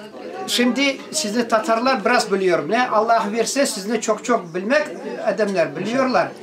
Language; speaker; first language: Turkish; non-native, learner; Tatar